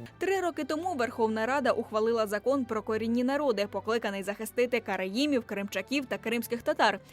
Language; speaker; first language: Ukrainian; native; Ukrainian